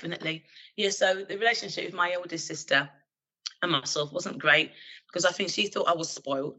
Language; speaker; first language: English; native; English